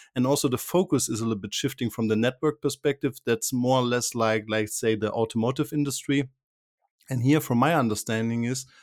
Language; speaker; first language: English; non-native, fluent; German